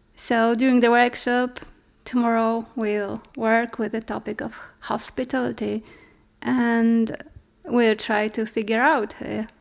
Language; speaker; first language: English; non-native, fluent; Polish